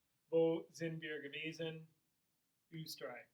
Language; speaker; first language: German; non-native, fluent; English